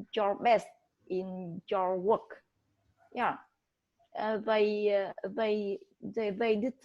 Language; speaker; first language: English; non-native, learner; Vietnamese